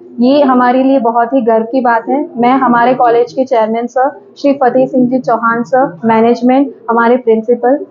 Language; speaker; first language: Hindi; non-native, local second language; Gujarati